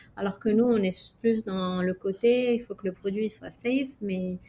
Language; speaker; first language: French; non-native, local second language; Arabic